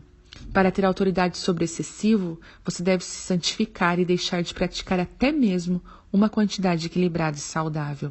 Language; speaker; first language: Portuguese; native; Portuguese